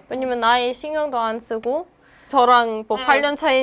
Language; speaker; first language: Korean; non-native, learner; German